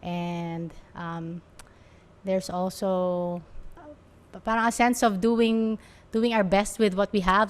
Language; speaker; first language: English; non-native, local second language; Filipino